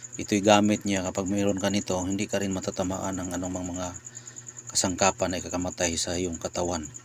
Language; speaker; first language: Filipino; non-native, local second language; Cebuano